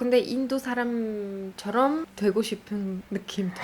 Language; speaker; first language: Korean; non-native, fluent; Arabic